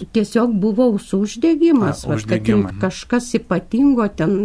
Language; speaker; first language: Lithuanian; native; Lithuanian